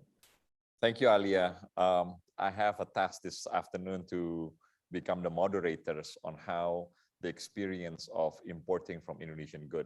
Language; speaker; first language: English; non-native, learner; Indonesian